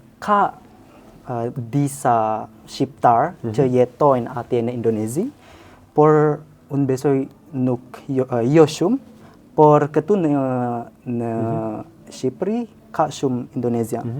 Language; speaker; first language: Albanian; non-native, learner; Indonesian